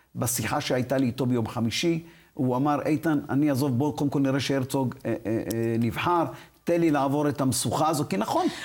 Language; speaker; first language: Hebrew; early bilingual, other home language; Arabic